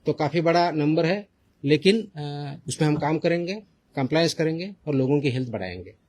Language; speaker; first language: Hindi; non-native, local second language; Marathi